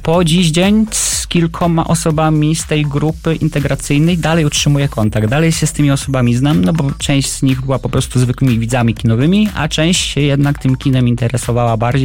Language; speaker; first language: Polish; native; Polish